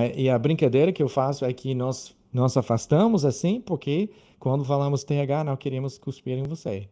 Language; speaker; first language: Portuguese; non-native, fluent; English